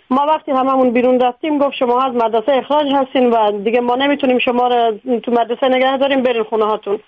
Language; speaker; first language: Persian; native; Persian